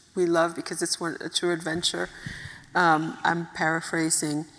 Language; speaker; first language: English; early bilingual, other home language; Haitian Creole